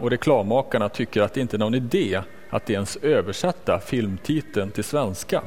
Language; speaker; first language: Swedish; native; Swedish